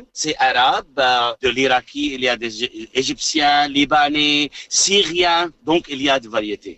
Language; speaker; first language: French; non-native, learner; Arabic